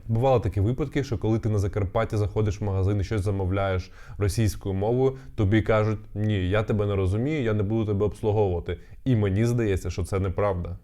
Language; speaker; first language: Ukrainian; non-native, local second language; Russian